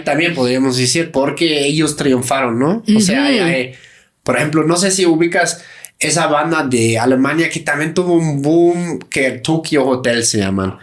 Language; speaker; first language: Spanish; native; Spanish